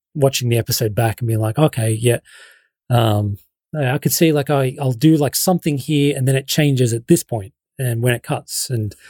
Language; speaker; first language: English; native; English